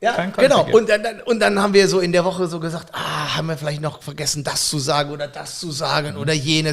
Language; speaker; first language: German; native; German